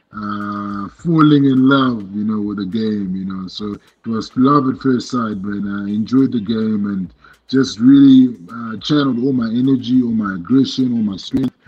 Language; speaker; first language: English; non-native, local second language; Shona